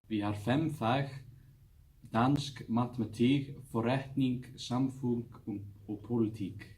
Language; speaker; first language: Danish; non-native, learner; Icelandic